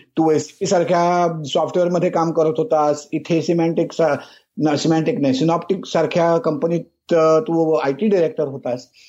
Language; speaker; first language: Marathi; native; Marathi